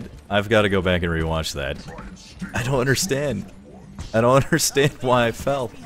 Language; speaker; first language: English; native; English